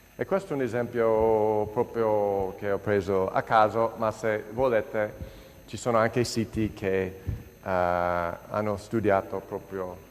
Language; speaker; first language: Italian; non-native, fluent; English